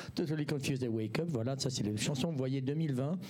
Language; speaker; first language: English; non-native, learner; French